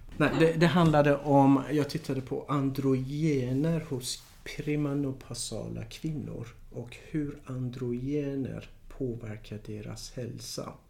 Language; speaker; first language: Swedish; non-native, fluent; Persian